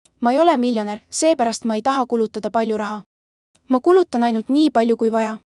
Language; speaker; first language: Estonian; non-native, learner; Bangla